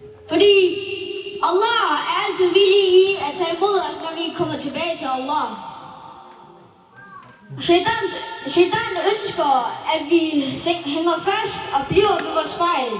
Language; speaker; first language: Danish; non-native, learner; Malay